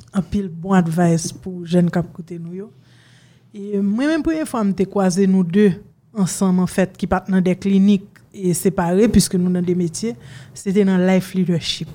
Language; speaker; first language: French; non-native, local second language; Haitian Creole